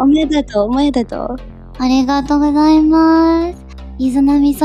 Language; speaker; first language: Japanese; non-native, learner; Cebuano